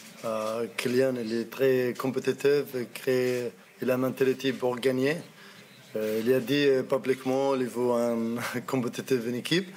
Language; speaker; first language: French; non-native, learner; Arabic